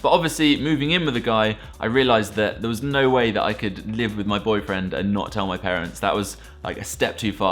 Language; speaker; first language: English; native; English